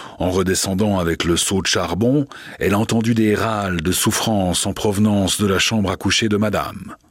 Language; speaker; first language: French; native; French